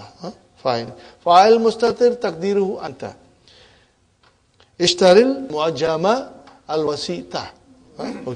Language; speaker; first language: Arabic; non-native, fluent; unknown